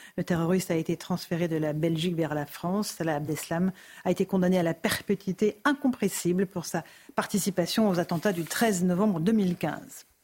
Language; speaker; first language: French; native; French